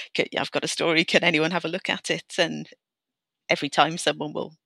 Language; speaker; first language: English; native; English